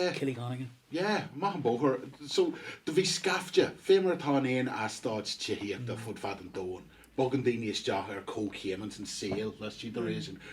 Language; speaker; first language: Irish; non-native, local second language; English